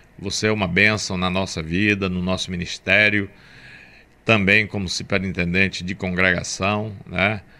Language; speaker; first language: Portuguese; native; Portuguese